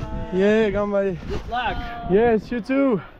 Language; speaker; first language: English; non-native, learner; French